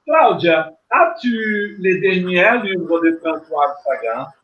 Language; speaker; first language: French; non-native, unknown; Portuguese